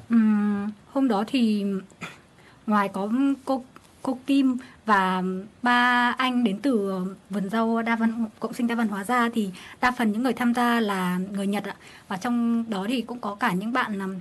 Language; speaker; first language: Vietnamese; native; Vietnamese